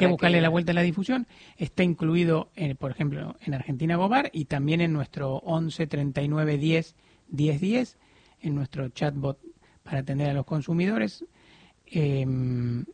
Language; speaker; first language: Spanish; native; Spanish